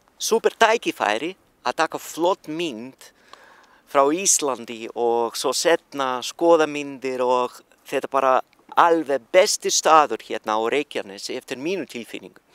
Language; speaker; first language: Icelandic; non-native, learner; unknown